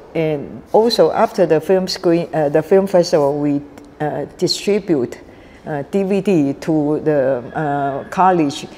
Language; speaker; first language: English; non-native, learner; Chinese